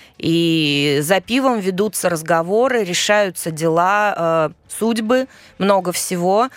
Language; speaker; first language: Russian; native; Russian